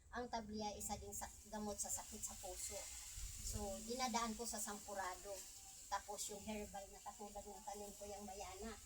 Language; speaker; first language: Filipino; non-native, local second language; Cebuano